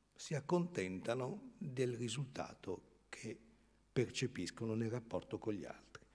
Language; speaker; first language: Italian; native; Italian